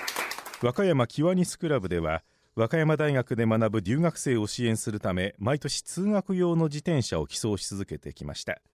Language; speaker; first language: Japanese; native; Japanese